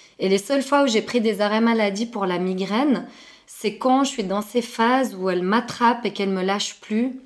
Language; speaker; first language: French; early bilingual, other home language; Arabic